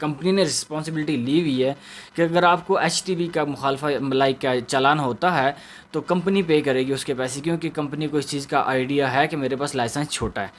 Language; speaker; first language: Urdu; non-native, local second language; Punjabi